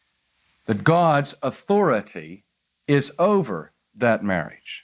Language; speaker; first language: English; native; English